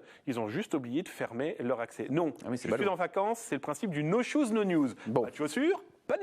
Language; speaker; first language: French; native; French